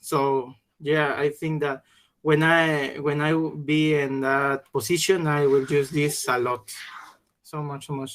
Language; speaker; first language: English; non-native, learner; Spanish